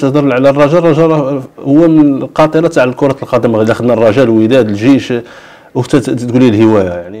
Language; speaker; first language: Arabic; native; Arabic